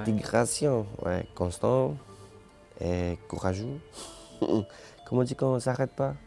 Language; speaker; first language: French; non-native, learner; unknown